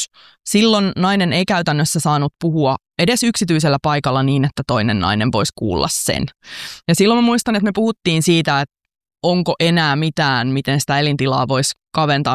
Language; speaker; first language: Finnish; native; Finnish